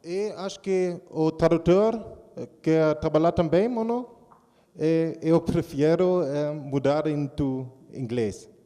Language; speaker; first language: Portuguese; non-native, learner; German